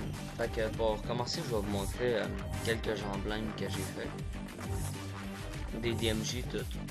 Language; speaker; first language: French; native; French